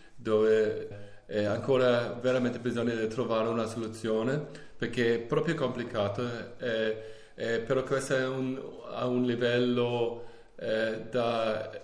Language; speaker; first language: Italian; non-native, learner; German